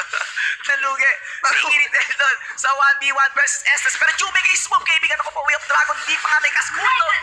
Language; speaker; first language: Filipino; native; Filipino